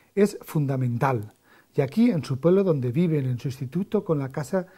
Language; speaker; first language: Spanish; non-native, local second language; Catalan